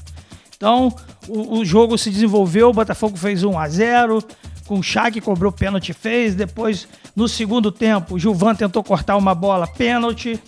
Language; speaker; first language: Portuguese; native; Portuguese